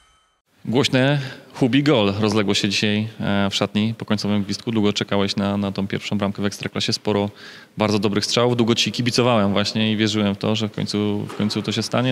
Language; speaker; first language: Polish; native; Polish